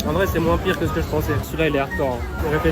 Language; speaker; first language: French; native; French